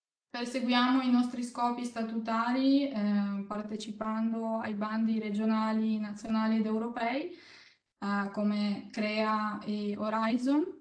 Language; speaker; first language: Italian; non-native, fluent; Ukrainian